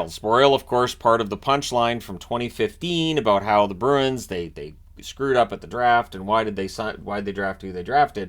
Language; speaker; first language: English; native; English